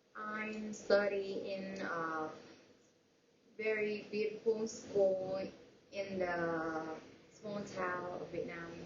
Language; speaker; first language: English; non-native, learner; Vietnamese